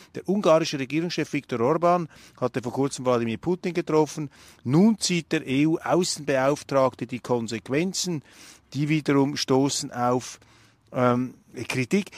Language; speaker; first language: German; native; German